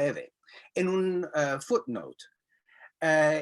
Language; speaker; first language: Spanish; non-native, fluent; English